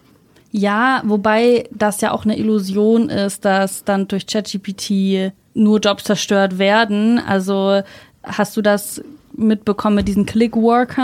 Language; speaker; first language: German; native; German